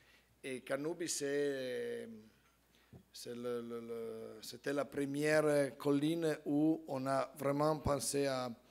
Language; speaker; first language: French; non-native, fluent; Italian